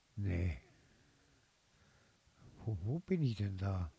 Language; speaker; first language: German; native; German